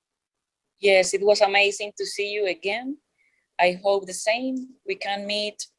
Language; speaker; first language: English; non-native, learner; Spanish